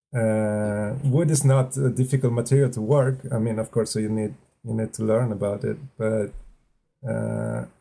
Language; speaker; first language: English; non-native, fluent; Italian